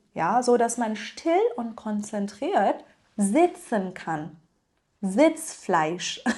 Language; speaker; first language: German; non-native, fluent; Persian